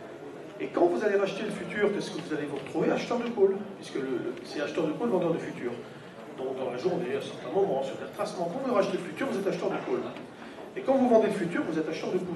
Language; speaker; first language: French; native; French